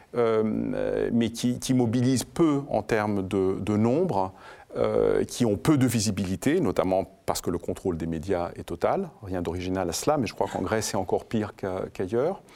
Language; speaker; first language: French; non-native, fluent; Greek